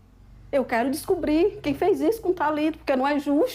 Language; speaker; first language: Portuguese; native; Portuguese